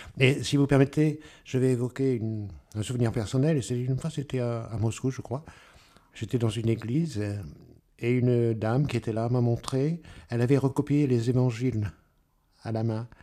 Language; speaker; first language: French; native; French